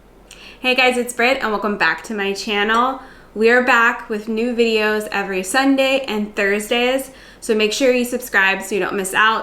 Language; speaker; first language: English; native; English